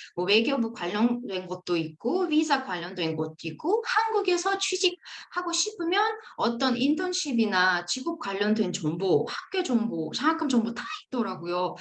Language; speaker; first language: Korean; non-native, fluent; Uzbek